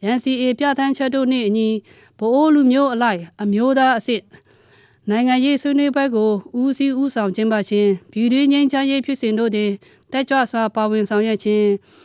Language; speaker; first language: Burmese; non-native, local second language; Pa'o Karen